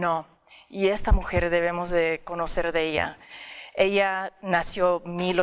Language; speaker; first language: Spanish; early bilingual, heritage; English